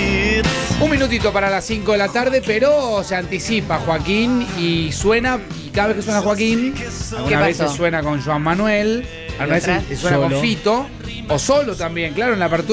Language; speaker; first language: Spanish; native; Spanish